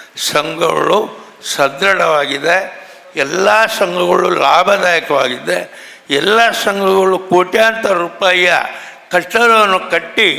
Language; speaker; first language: Kannada; non-native, local second language; Tulu